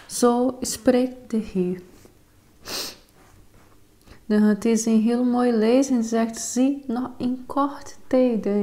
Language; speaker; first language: Dutch; non-native, fluent; Portuguese